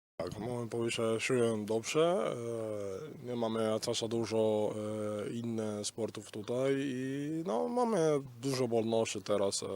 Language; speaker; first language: Polish; non-native, learner; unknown